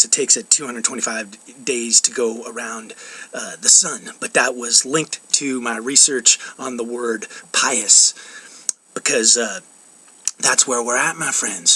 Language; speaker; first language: English; native; English